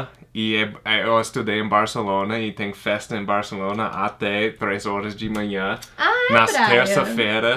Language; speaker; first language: Portuguese; non-native, fluent; English